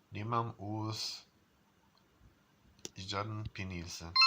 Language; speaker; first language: Czech; non-native, learner; English